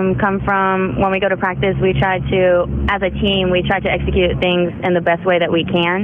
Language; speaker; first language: English; native; English